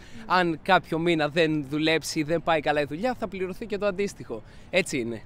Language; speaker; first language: Greek; native; Greek